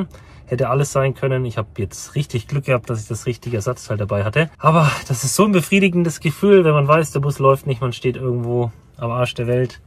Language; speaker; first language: German; native; German